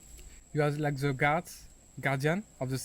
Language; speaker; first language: English; non-native, learner; French